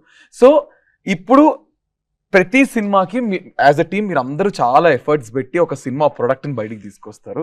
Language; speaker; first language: Telugu; native; Telugu